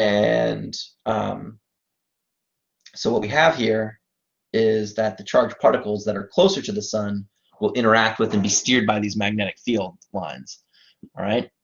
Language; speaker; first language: English; native; English